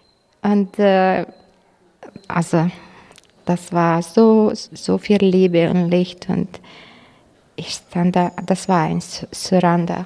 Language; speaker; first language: German; non-native, fluent; Croatian